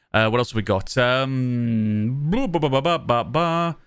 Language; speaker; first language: English; native; English